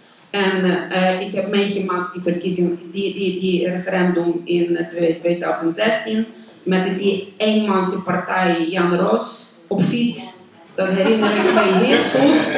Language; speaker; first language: Dutch; non-native, learner; Ukrainian